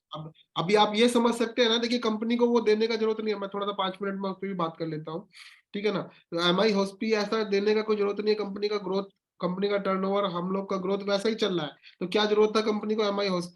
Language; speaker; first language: Hindi; native; Hindi